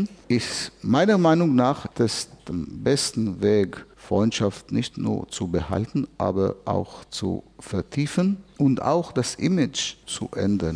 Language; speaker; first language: German; non-native, fluent; Hebrew